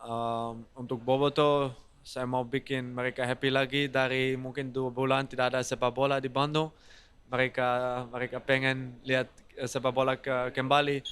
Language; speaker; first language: Indonesian; non-native, fluent; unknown